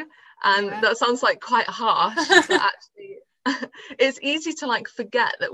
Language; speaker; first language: English; native; English